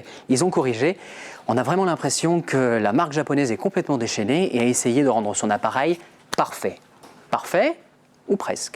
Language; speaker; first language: French; native; French